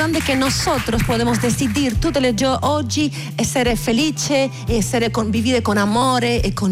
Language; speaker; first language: Italian; non-native, learner; Spanish